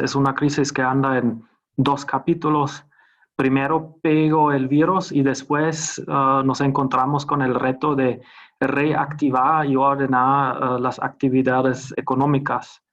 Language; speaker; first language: Spanish; non-native, fluent; German